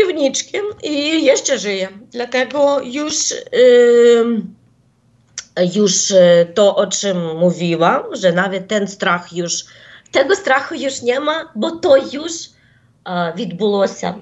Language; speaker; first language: Polish; non-native, fluent; Ukrainian